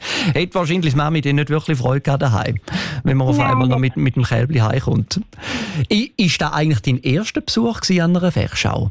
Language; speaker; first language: German; native; German